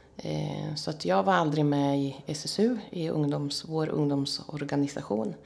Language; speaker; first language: Swedish; native; Swedish